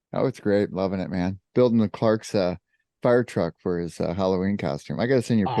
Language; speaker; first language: English; native; English